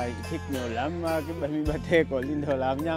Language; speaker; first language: Vietnamese; non-native, learner; Portuguese